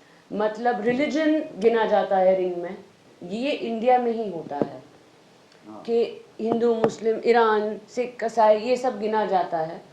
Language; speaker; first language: Hindi; native; Hindi